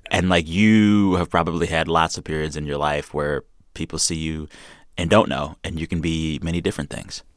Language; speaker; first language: English; native; English